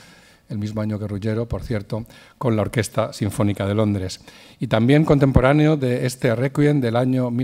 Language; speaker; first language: Spanish; native; Spanish